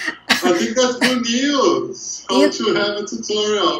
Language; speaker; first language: English; non-native, fluent; Portuguese